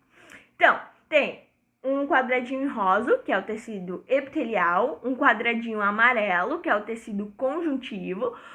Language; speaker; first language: Portuguese; native; Portuguese